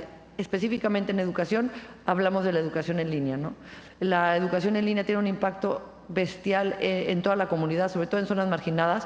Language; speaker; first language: Spanish; native; Spanish